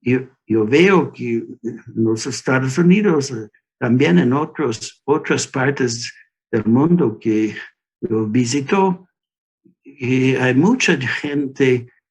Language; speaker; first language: Spanish; non-native, learner; English